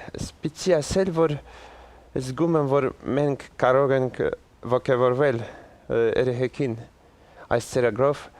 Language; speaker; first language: Armenian; early bilingual, heritage; Armenian